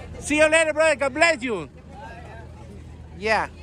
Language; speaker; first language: English; non-native, learner; Spanish